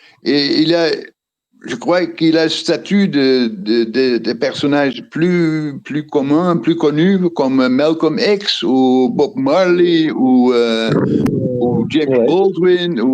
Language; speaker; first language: French; non-native, fluent; Dutch